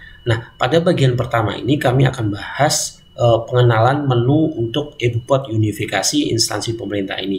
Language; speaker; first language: Indonesian; native; Indonesian